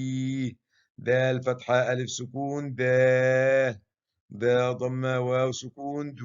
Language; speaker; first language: Arabic; non-native, fluent; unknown